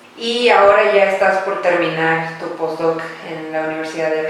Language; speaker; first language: Spanish; native; Spanish